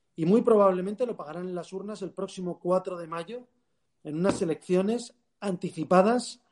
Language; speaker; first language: Spanish; native; Spanish